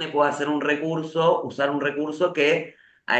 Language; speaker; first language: Spanish; native; Spanish